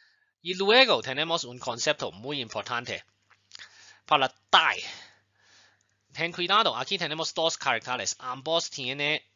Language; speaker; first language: Spanish; non-native, fluent; Chinese